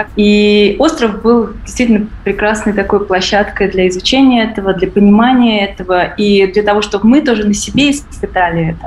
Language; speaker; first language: Russian; native; Russian